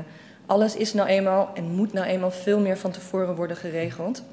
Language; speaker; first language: Dutch; native; Dutch